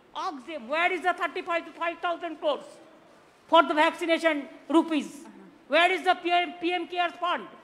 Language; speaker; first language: English; non-native, local second language; Bangla